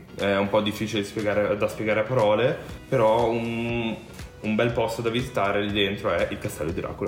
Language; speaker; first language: Italian; early bilingual, other home language; Romanian